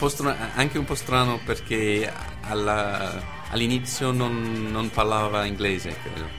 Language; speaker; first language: Italian; non-native, fluent; English